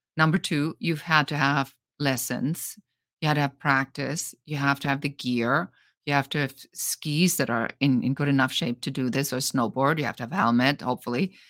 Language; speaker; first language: English; non-native, fluent; German